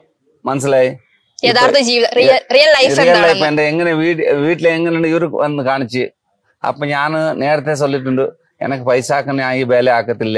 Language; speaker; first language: Malayalam; non-native, learner; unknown